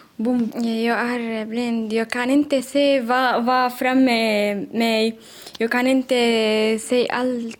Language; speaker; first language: Swedish; non-native, learner; Arabic